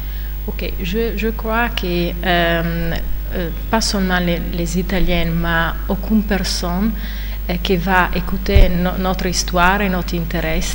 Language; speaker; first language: French; non-native, fluent; Italian